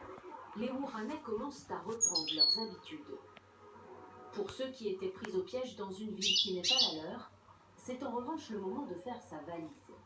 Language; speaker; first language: French; native; French